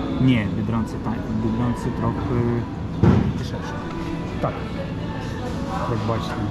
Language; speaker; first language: Polish; non-native, learner; Ukrainian